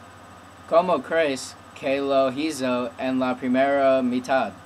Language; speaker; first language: Spanish; non-native, learner; English